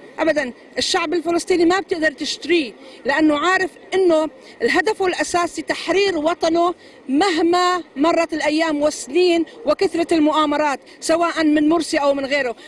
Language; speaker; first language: Arabic; native; Arabic